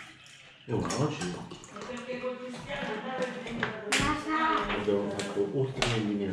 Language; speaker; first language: Italian; native; Italian